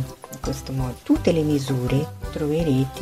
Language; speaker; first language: Italian; non-native, fluent; Portuguese